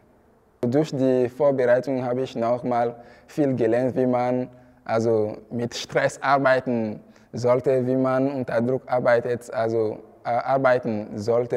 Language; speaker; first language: German; non-native, fluent; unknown